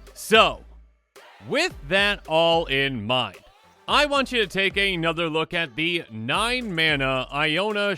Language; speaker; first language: English; native; English